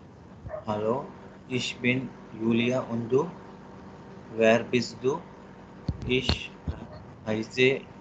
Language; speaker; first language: German; non-native, learner; Hindi